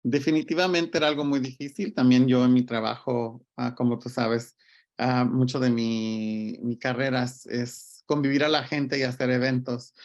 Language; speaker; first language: Spanish; early bilingual, other home language; English